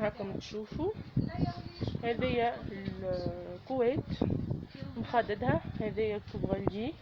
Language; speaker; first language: Arabic; native; Arabic